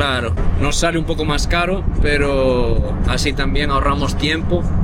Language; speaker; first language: Spanish; native; Spanish